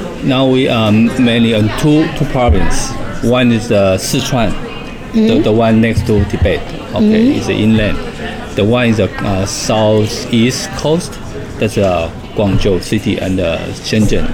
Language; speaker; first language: English; non-native, fluent; Chinese